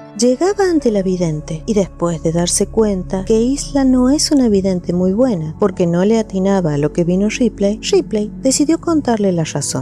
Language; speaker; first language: Spanish; native; Spanish